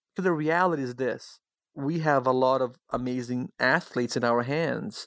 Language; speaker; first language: English; non-native, fluent; Portuguese